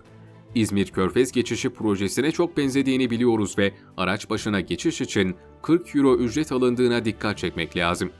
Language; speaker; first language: Turkish; native; Turkish